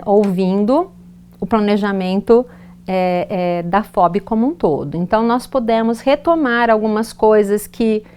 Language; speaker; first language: Portuguese; native; Portuguese